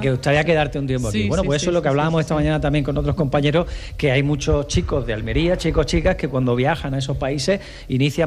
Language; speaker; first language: Spanish; native; Spanish